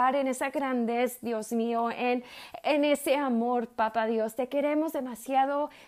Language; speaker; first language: Spanish; early bilingual, heritage; Spanish